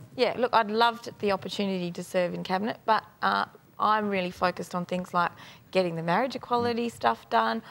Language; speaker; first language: English; native; English